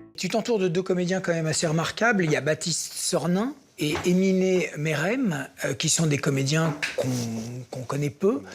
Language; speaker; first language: French; native; French